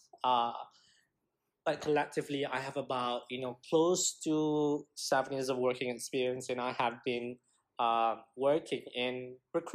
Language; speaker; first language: English; non-native, local second language; Malay